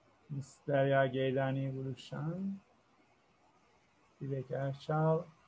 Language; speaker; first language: English; non-native, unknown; Turkish